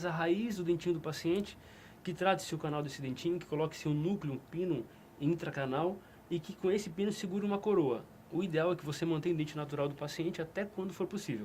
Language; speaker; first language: Portuguese; native; Portuguese